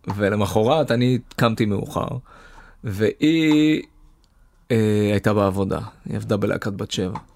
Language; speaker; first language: Hebrew; native; Hebrew